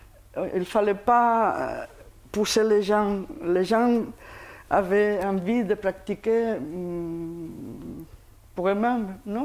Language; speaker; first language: French; non-native, fluent; Spanish